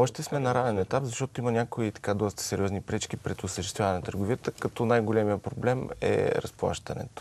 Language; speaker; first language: Bulgarian; native; Bulgarian